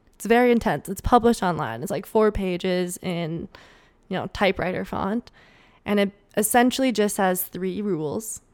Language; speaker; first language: English; native; English